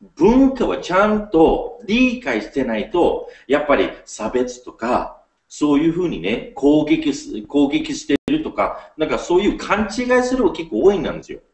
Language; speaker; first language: Japanese; non-native, fluent; English